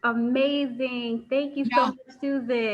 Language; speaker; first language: English; native; English